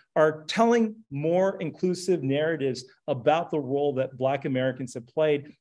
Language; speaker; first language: English; native; English